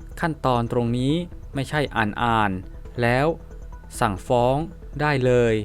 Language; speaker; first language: Thai; native; Thai